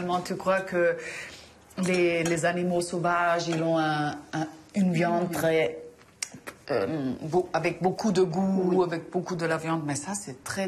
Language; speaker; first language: French; non-native, fluent; German